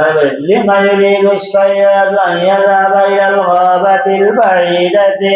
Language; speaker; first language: Arabic; non-native, learner; Bangla